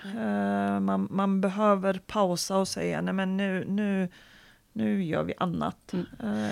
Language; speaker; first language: Swedish; non-native, fluent; Arabic